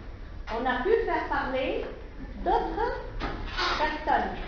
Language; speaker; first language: French; non-native, local second language; Arabic